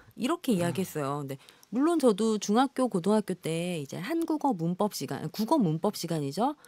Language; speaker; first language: Korean; native; Korean